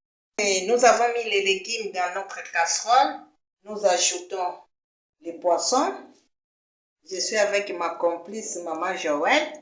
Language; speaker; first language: French; non-native, local second language; Lingala